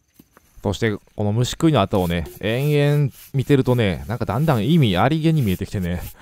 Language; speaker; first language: Japanese; native; Japanese